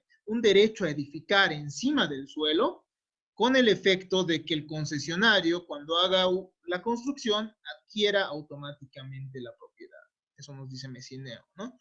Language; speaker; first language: Spanish; native; Spanish